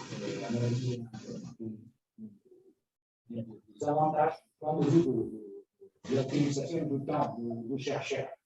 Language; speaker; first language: French; non-native, fluent; Spanish